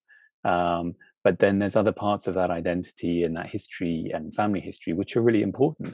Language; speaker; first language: English; native; English